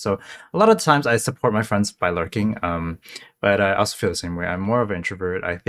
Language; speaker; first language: English; non-native, local second language; Cantonese